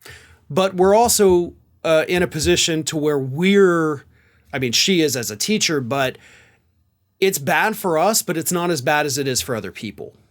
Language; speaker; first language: English; native; English